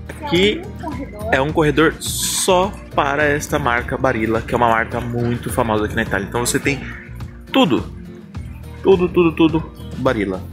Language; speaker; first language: Portuguese; native; Portuguese